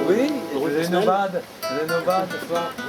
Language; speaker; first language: French; native; French